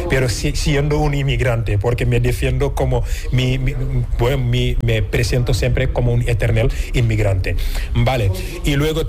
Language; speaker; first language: Spanish; non-native, fluent; Wolof